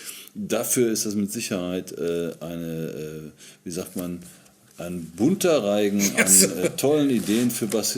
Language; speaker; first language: German; native; German